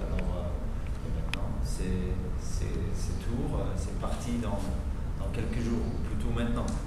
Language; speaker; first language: French; non-native, fluent; German